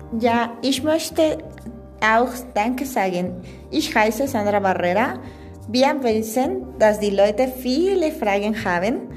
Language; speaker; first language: German; non-native, learner; Spanish